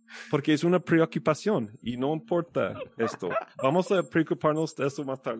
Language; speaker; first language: Spanish; non-native, fluent; English